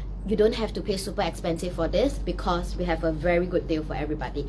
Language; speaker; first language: English; non-native, local second language; Chinese